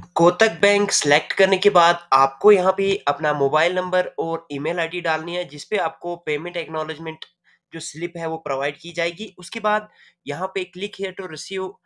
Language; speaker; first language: Hindi; native; Hindi